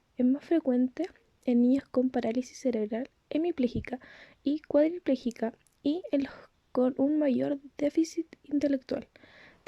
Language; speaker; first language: Spanish; native; Spanish